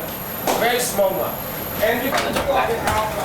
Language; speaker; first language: English; non-native, fluent; Vietnamese